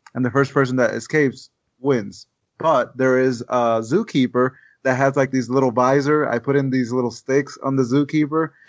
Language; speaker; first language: English; non-native, fluent; Spanish